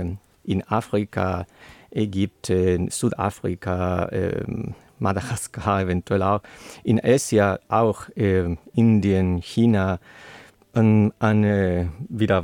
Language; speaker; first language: German; non-native, learner; Spanish